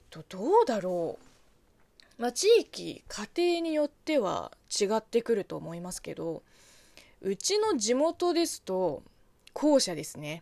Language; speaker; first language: Japanese; non-native, fluent; Chinese